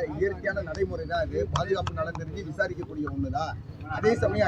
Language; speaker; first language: Tamil; non-native, fluent; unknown